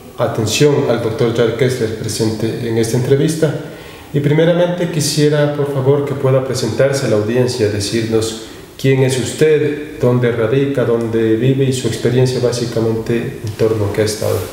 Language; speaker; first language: Spanish; native; Spanish